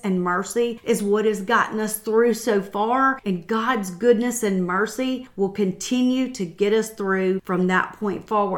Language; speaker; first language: English; native; English